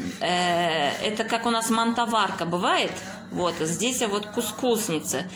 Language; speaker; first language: Russian; non-native, local second language; Kazakh